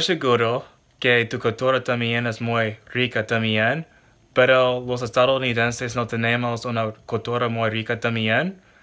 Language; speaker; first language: Spanish; non-native, learner; English